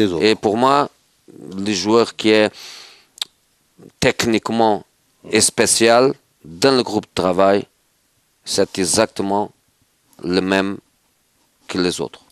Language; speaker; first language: French; non-native, fluent; Portuguese